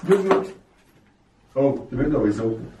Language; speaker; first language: English; non-native, learner; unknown